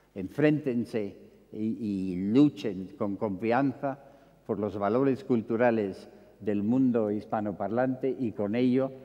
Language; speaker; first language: Spanish; non-native, fluent; English